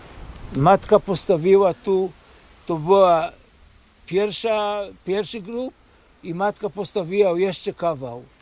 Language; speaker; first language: Polish; early bilingual, heritage; Polish